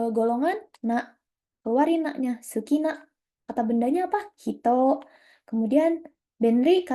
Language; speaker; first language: Indonesian; native; Indonesian